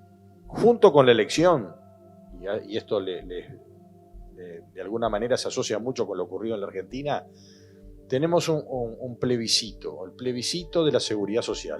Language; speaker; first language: Spanish; native; Spanish